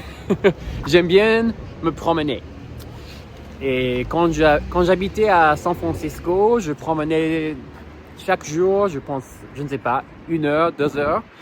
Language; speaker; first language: French; non-native, fluent; English